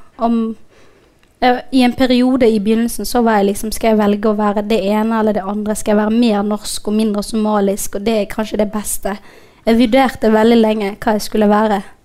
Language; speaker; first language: Norwegian; non-native, fluent; Somali